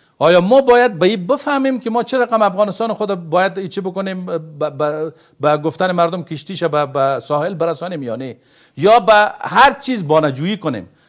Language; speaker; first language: Persian; native; Persian